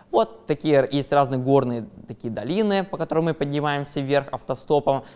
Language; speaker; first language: Russian; native; Russian